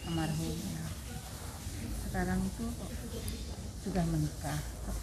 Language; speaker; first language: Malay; non-native, local second language; Javanese